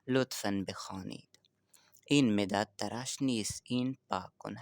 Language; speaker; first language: Persian; non-native, fluent; Urdu